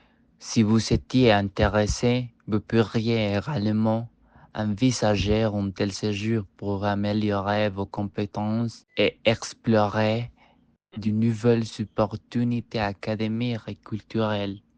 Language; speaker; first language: French; non-native, fluent; Spanish